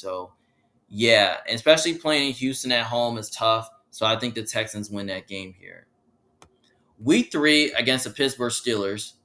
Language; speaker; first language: English; native; English